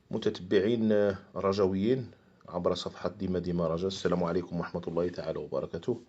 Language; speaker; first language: Arabic; native; Arabic